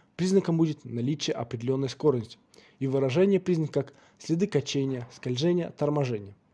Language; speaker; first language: Russian; non-native, local second language; Kazakh